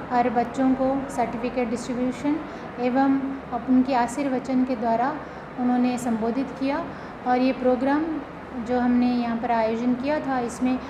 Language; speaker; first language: Hindi; non-native, local second language; Gujarati